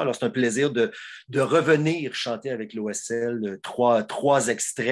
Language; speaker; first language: French; native; French